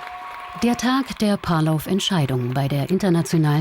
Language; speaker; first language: German; native; German